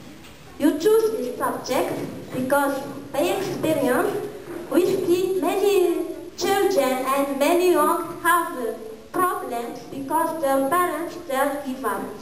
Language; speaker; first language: English; non-native, learner; Malagasy